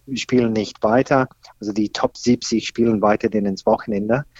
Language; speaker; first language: German; non-native, fluent; English